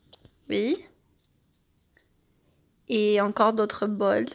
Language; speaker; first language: French; non-native, fluent; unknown